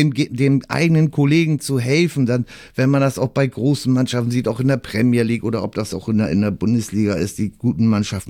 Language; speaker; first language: German; native; German